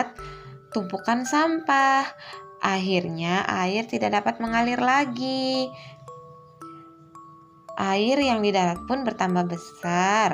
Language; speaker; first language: Indonesian; native; Indonesian